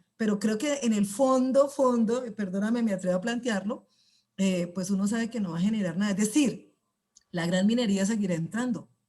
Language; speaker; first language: Spanish; native; Spanish